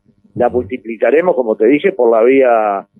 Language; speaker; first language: Spanish; native; Spanish